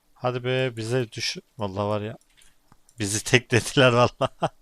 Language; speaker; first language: Turkish; native; Turkish